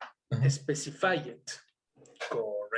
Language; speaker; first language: English; non-native, fluent; Spanish